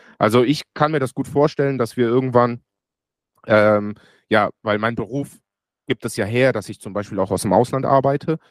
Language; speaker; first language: German; native; German